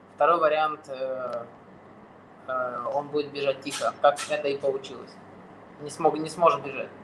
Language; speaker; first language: Russian; non-native, fluent; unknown